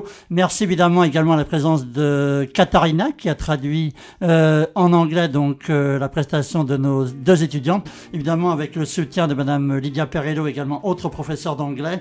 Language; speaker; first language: French; native; French